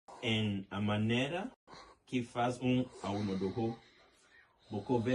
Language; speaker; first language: Portuguese; non-native, learner; English